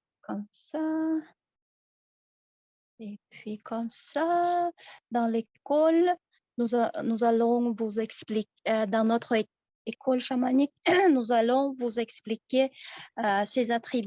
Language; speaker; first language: French; non-native, fluent; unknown